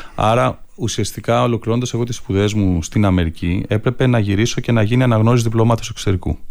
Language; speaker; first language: Greek; native; Greek